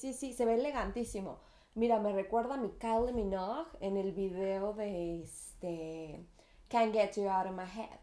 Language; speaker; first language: Spanish; native; Spanish